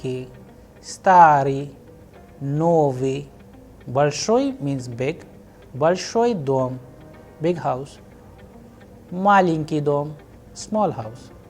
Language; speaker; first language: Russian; non-native, fluent; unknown